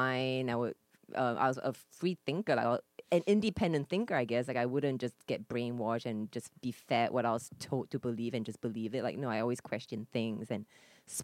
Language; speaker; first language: English; native; English